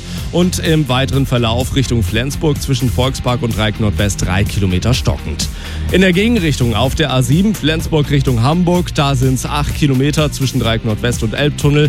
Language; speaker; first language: German; native; German